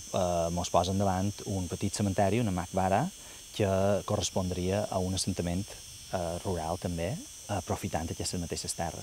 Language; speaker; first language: Catalan; native; Catalan